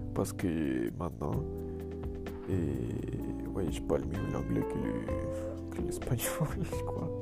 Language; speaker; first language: French; non-native, learner; Spanish